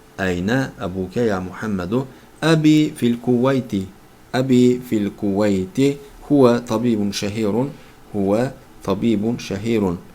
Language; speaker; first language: Arabic; non-native, fluent; Turkish